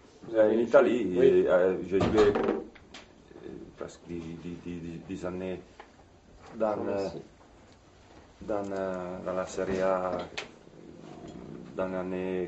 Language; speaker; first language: French; non-native, fluent; Italian